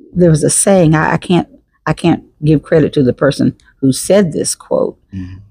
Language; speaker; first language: English; native; English